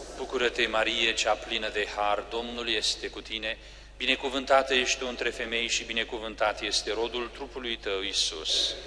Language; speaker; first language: Romanian; native; Romanian